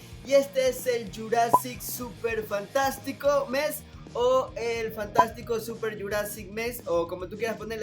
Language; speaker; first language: Spanish; native; Spanish